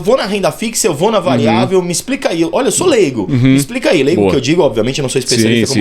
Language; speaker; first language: Portuguese; native; Portuguese